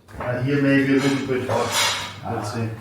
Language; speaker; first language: English; non-native, fluent; German